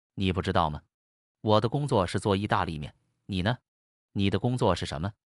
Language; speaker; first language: Chinese; non-native, learner; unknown